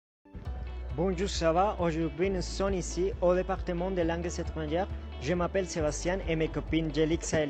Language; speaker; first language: French; non-native, learner; Spanish